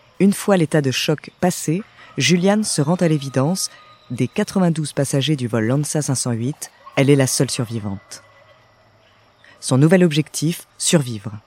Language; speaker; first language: French; native; French